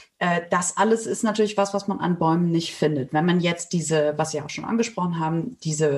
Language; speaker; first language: German; native; German